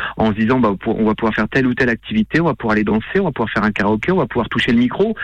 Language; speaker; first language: French; native; French